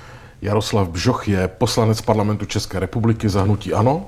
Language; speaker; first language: Czech; native; Czech